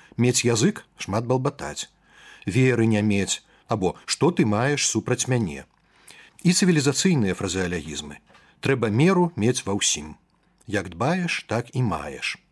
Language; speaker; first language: Belarusian; native; Belarusian